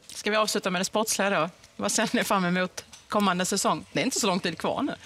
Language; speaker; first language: Swedish; native; Swedish